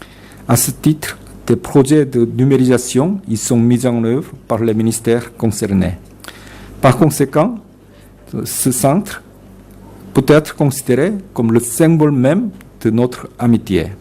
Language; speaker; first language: French; non-native, fluent; Korean